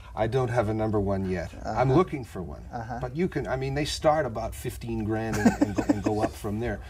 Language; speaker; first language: English; native; English